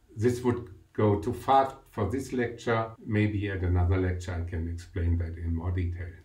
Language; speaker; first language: English; non-native, fluent; German